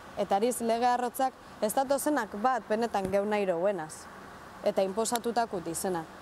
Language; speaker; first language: Basque; native; Basque